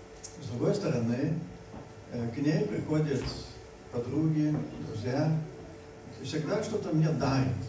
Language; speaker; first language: Russian; non-native, fluent; Lithuanian